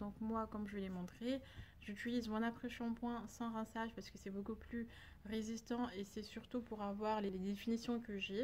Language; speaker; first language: French; native; French